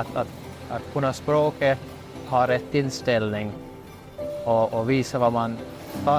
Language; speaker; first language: Swedish; non-native, fluent; Hungarian